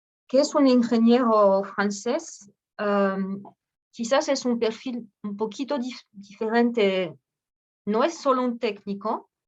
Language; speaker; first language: Spanish; non-native, fluent; French